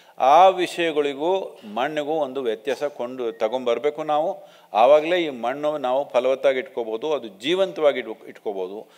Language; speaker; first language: Kannada; non-native, local second language; Telugu